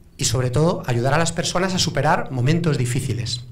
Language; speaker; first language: Spanish; native; Spanish